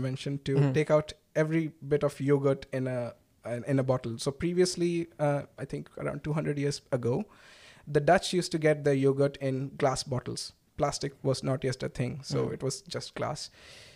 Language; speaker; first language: English; non-native, local second language; Malayalam